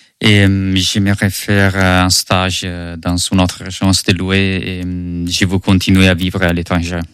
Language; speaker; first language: French; non-native, learner; Italian